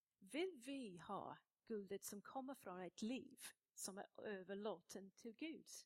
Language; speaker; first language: Swedish; non-native, fluent; English